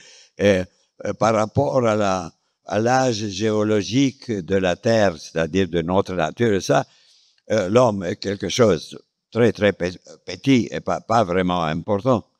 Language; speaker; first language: French; non-native, fluent; Romanian